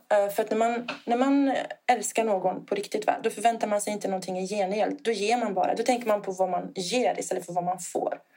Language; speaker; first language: Swedish; non-native, fluent; Italian